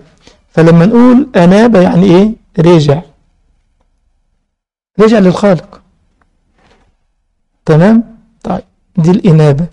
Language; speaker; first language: Arabic; native; Arabic